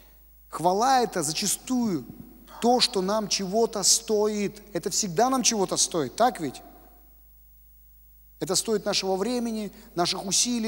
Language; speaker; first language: Russian; native; Russian